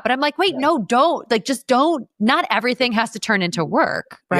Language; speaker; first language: English; native; English